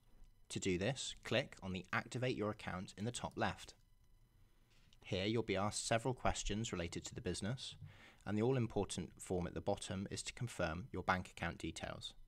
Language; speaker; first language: English; native; English